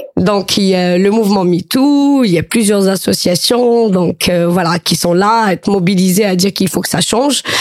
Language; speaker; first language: French; non-native, local second language; Arabic